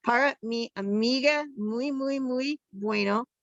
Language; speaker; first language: Spanish; non-native, learner; English